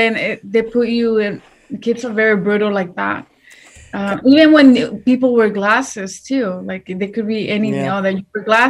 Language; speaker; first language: English; early bilingual, other home language; Spanish